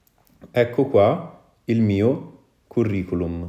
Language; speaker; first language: Italian; non-native, fluent; Wolof